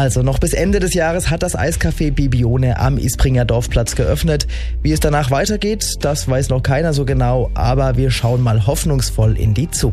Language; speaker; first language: German; native; German